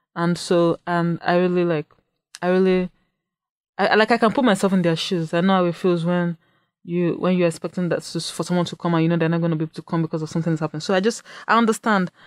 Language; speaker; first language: English; non-native, local second language; Yoruba